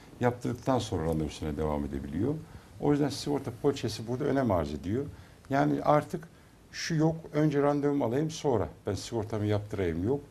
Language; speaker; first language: Turkish; native; Turkish